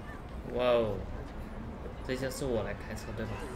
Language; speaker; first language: Chinese; native; Chinese